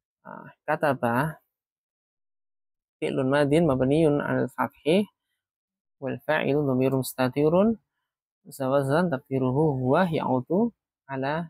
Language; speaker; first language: Arabic; non-native, fluent; Indonesian